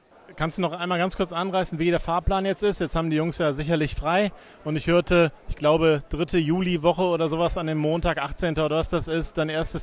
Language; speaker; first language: German; native; German